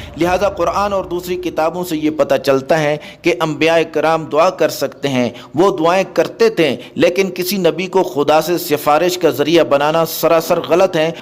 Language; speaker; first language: Urdu; native; Urdu